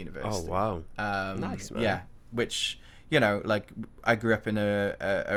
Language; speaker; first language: English; native; English